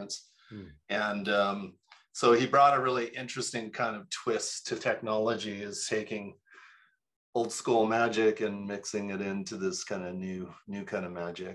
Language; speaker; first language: English; native; English